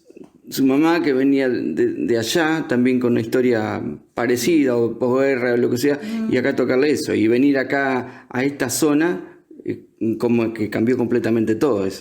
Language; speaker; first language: Spanish; native; Spanish